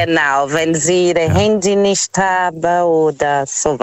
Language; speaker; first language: German; non-native, fluent; Portuguese